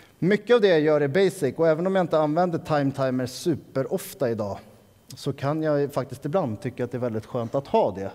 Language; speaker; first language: Swedish; native; Swedish